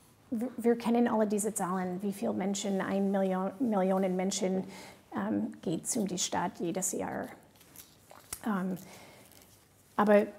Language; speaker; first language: German; non-native, fluent; English